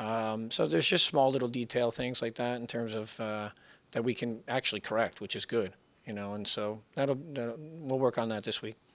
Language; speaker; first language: English; native; English